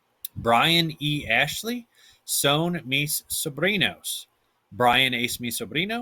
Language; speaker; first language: Spanish; non-native, fluent; English